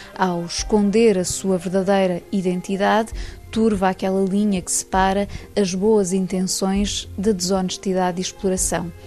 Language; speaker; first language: Portuguese; native; Portuguese